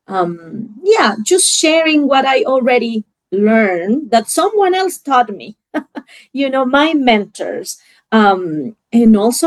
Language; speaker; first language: English; non-native, fluent; Spanish